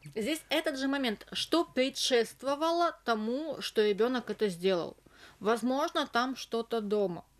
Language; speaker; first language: Russian; native; Russian